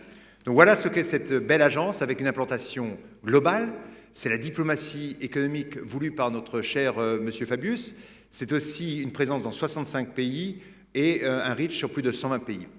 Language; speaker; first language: French; native; French